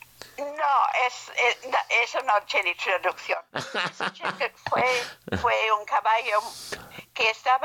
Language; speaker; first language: Spanish; non-native, fluent; English